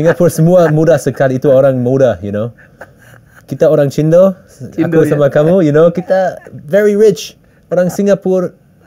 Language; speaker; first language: Indonesian; early bilingual, heritage; English